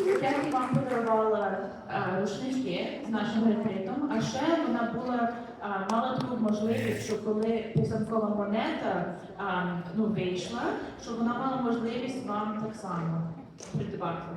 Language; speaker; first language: Ukrainian; early bilingual, heritage; Ukrainian